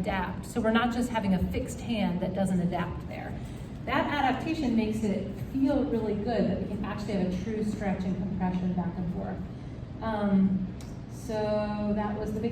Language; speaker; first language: English; native; English